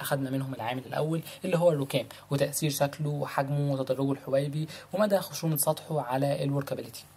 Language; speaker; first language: Arabic; native; Arabic